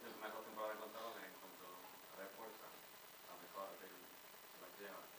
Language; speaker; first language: Spanish; native; Spanish